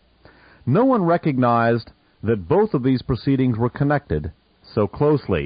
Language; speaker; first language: English; native; English